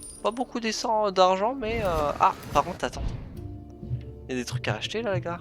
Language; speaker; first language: French; native; French